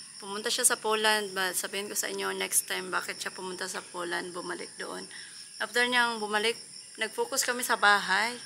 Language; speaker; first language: Filipino; non-native, local second language; Cebuano